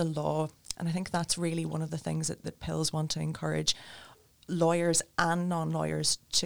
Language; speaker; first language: English; native; English